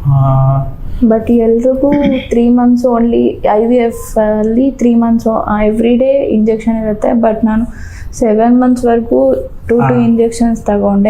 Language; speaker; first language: Kannada; non-native, local second language; Telugu